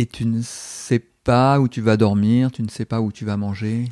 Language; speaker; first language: French; non-native, learner; English